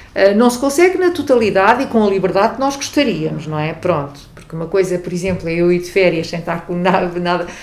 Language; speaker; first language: Portuguese; non-native, local second language; Kabuverdianu